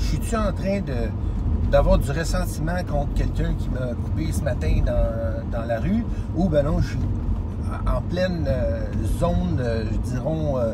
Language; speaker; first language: French; native; French